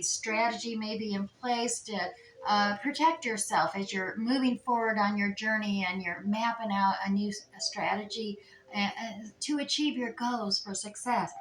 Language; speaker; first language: English; native; English